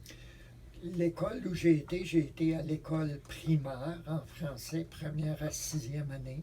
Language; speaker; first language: French; native; French